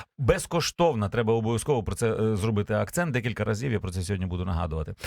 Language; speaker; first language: Ukrainian; native; Ukrainian